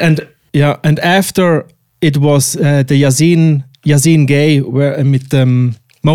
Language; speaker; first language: English; non-native, fluent; Swiss German